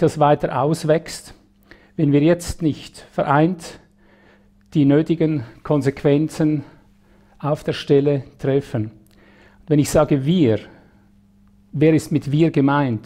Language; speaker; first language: German; native; German